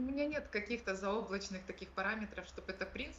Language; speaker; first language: Russian; non-native, local second language; Ukrainian